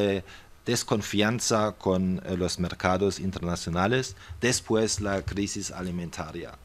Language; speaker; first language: Spanish; non-native, fluent; German